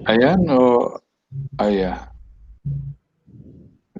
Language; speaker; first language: Spanish; non-native, learner; English